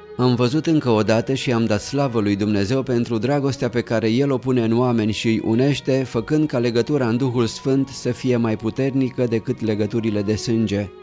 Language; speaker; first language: Romanian; native; Romanian